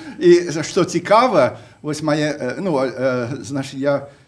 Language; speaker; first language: Belarusian; non-native, fluent; English